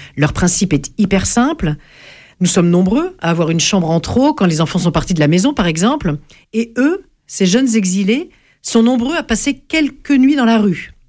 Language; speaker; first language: French; native; French